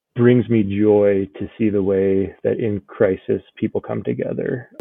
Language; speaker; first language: English; native; English